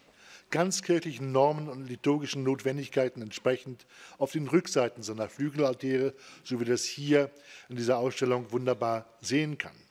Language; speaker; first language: German; native; German